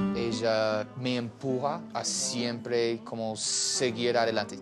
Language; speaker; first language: Spanish; non-native, fluent; English